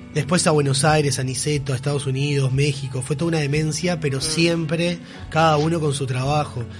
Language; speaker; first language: Spanish; native; Spanish